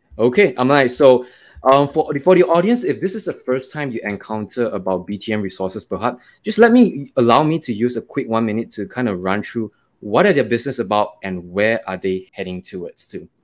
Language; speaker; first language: English; non-native, local second language; Chinese